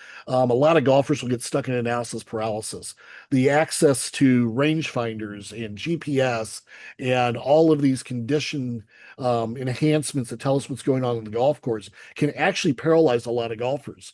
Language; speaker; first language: English; native; English